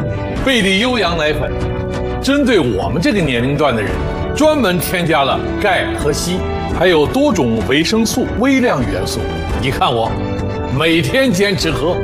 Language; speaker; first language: Chinese; native; Chinese